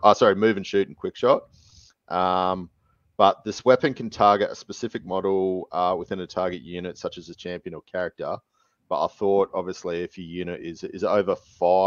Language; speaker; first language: English; native; English